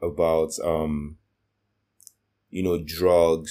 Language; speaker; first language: English; non-native, local second language; Yoruba